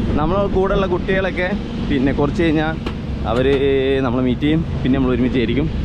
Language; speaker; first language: English; non-native, local second language; Malayalam